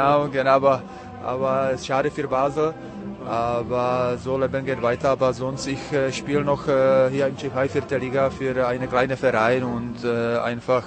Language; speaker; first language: German; non-native, learner; Czech